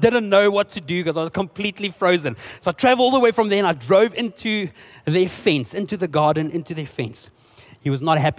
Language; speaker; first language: English; non-native, local second language; Afrikaans